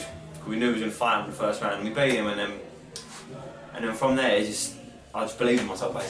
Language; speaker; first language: English; native; English